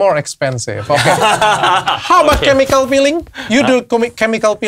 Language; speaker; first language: English; non-native, learner; Indonesian